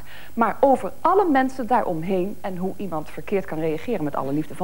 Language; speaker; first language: Dutch; native; Dutch